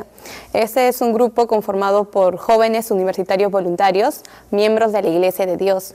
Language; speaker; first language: Spanish; native; Spanish